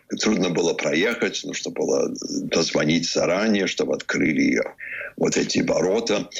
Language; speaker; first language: Russian; early bilingual, heritage; English